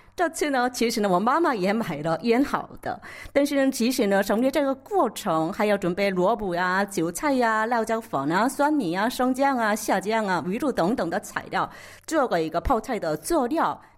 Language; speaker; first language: Chinese; non-native, fluent; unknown